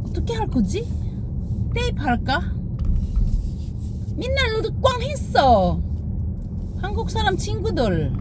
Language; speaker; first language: Korean; non-native, learner; Filipino